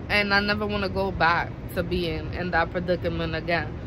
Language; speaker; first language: English; native; English